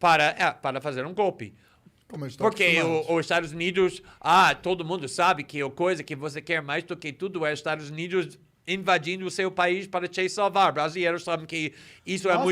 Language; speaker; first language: Portuguese; non-native, fluent; English